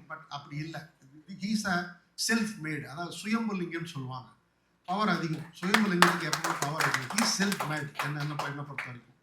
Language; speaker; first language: Tamil; native; Tamil